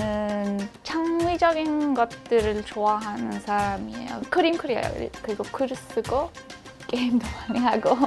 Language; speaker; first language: Korean; non-native, fluent; Persian